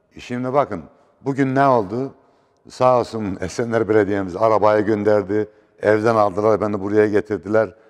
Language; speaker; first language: Turkish; native; Turkish